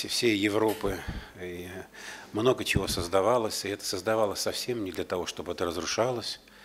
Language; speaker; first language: Russian; native; Russian